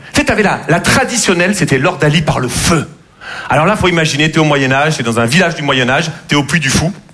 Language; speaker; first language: French; native; French